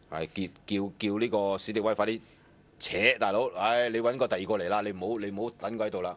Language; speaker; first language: Cantonese; native; Cantonese